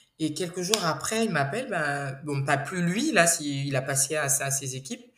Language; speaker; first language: French; non-native, local second language; Bambara